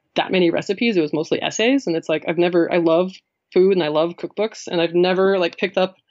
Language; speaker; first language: English; native; English